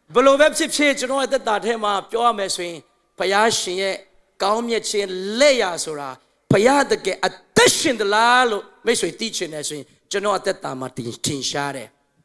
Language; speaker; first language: Burmese; non-native, local second language; Tedim Chin